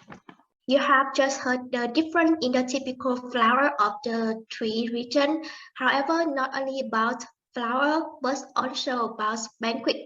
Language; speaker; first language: English; non-native, learner; Vietnamese